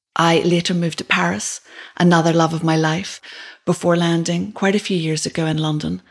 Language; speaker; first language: English; native; English